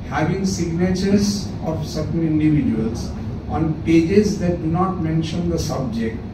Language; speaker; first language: English; non-native, local second language; Bangla